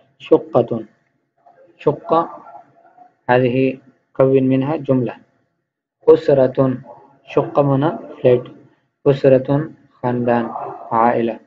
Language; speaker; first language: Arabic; non-native, fluent; Urdu